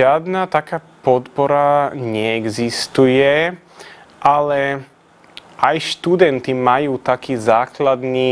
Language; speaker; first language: Slovak; non-native, fluent; Swedish